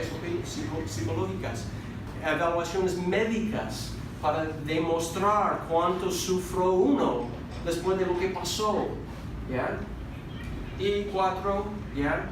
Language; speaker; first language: Spanish; non-native, fluent; English